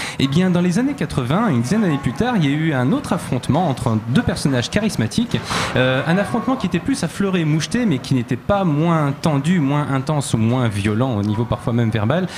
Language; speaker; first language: French; native; French